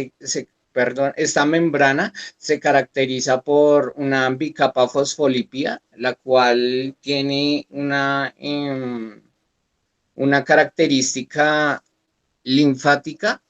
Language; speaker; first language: Spanish; native; Spanish